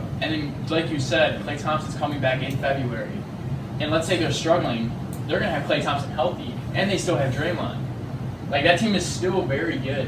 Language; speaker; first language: English; native; English